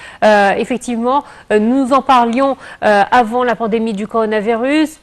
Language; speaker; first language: French; non-native, fluent; Arabic